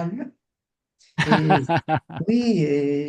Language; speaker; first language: French; non-native, fluent; Spanish